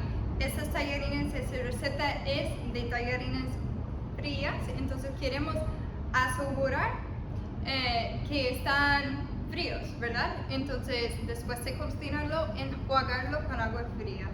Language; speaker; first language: Spanish; early bilingual, heritage; Spanish